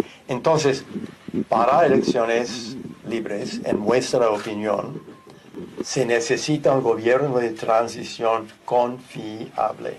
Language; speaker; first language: Spanish; non-native, fluent; English